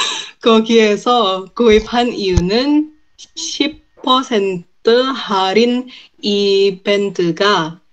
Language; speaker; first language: Korean; non-native, learner; Indonesian